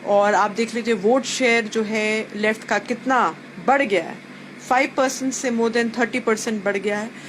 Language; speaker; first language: Hindi; non-native, local second language; Bangla